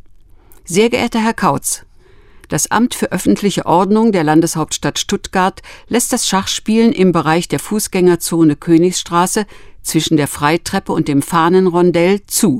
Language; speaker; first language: German; native; German